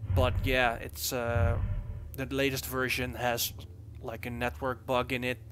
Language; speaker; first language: English; non-native, fluent; Dutch